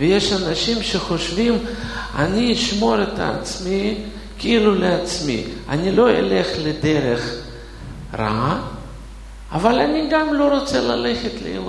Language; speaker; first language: Hebrew; non-native, fluent; Russian